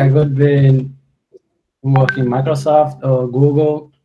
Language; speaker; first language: English; non-native, learner; Portuguese